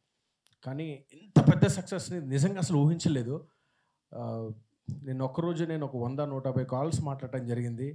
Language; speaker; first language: Telugu; native; Telugu